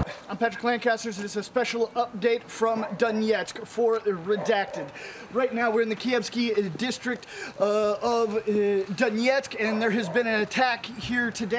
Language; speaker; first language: English; native; English